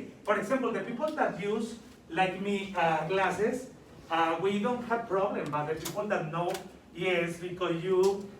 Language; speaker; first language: English; non-native, learner; Spanish